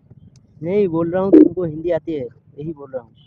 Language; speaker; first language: Hindi; non-native, local second language; Bangla